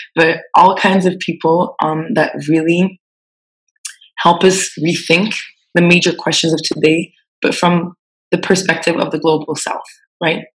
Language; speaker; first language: English; non-native, fluent; French